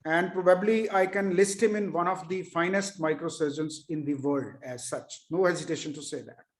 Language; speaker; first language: English; non-native, local second language; Hindi